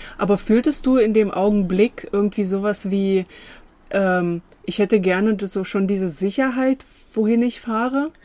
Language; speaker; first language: German; early bilingual, other home language; Latvian